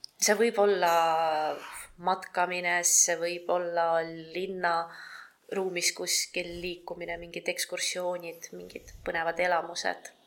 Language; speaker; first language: Estonian; non-native, local second language; Russian